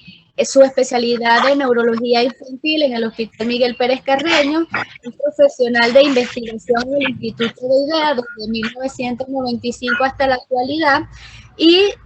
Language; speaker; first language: Spanish; native; Spanish